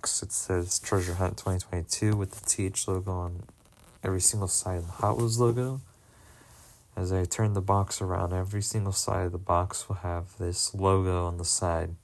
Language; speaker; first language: English; native; English